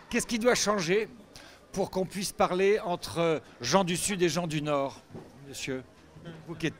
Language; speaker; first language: French; native; French